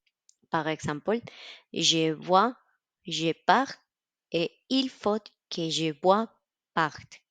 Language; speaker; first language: French; non-native, learner; Spanish